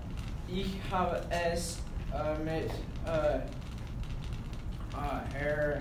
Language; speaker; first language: German; non-native, learner; English